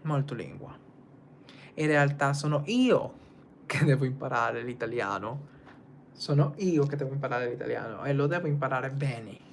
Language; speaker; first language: Italian; non-native, learner; English